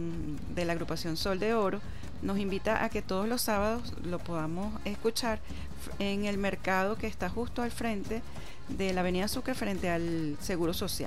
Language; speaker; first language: Spanish; native; Spanish